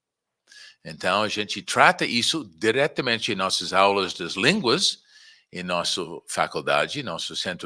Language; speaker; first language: Portuguese; non-native, fluent; English